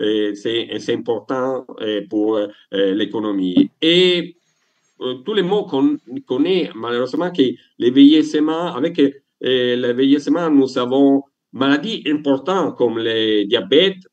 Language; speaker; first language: French; non-native, learner; Italian